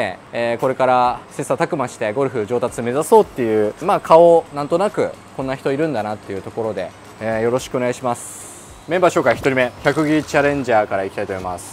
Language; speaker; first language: Japanese; native; Japanese